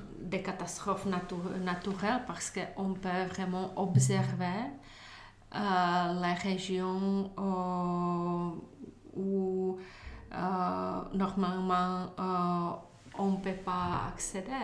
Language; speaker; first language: French; non-native, learner; Czech